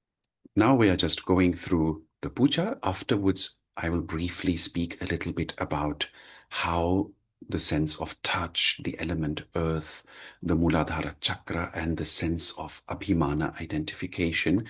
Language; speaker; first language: English; non-native, fluent; German